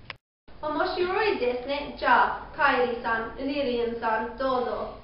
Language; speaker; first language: Japanese; non-native, learner; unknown